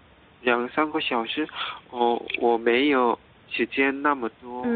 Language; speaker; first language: Chinese; non-native, learner; Korean